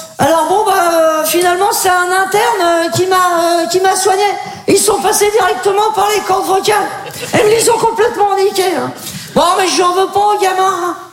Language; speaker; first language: French; native; French